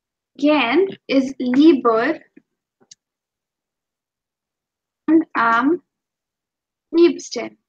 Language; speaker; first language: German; non-native, fluent; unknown